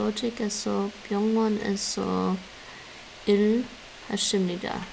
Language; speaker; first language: Korean; non-native, learner; English